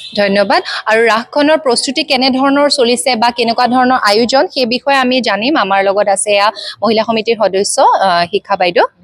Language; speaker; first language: Assamese; native; Assamese